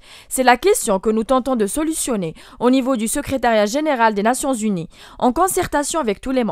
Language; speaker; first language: French; non-native, local second language; Arabic